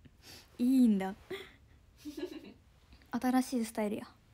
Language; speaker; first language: Japanese; native; Japanese